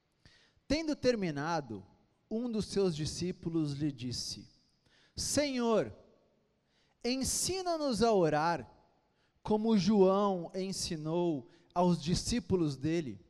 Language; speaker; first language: Portuguese; native; Portuguese